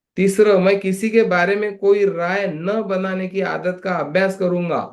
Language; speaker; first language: Hindi; non-native, local second language; Marathi